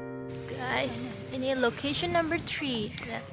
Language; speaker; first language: English; non-native, fluent; Indonesian